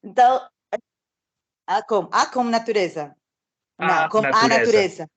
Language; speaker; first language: Portuguese; non-native, learner; Spanish